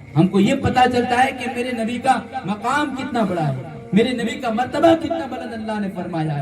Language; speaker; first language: Urdu; native; Urdu